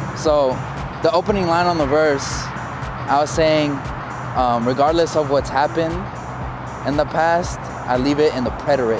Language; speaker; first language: English; native; English